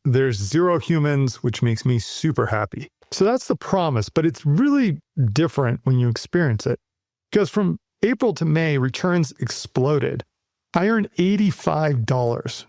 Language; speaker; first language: English; native; English